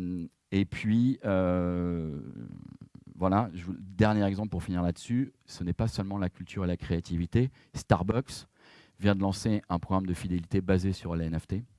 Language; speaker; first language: French; native; French